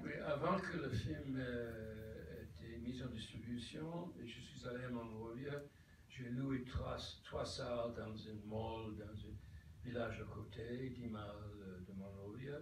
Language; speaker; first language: French; non-native, fluent; English